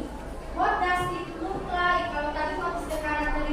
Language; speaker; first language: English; non-native, learner; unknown